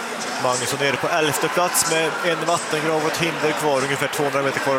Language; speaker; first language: Swedish; native; Swedish